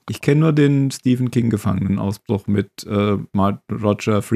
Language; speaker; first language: German; native; German